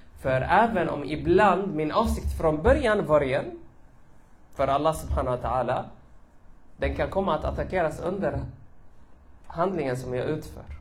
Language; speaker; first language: Swedish; early bilingual, other home language; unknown